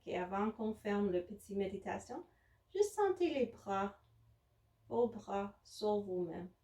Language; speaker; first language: French; non-native, learner; English